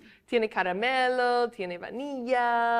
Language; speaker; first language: Spanish; non-native, fluent; English